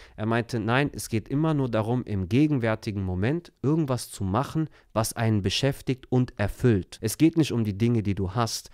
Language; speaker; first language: German; early bilingual, other home language; Turkish